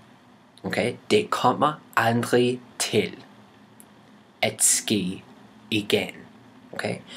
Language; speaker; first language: Danish; non-native, fluent; English